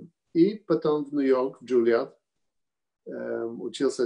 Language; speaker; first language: Russian; early bilingual, heritage; Russian